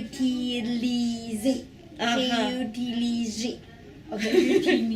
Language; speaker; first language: French; non-native, fluent; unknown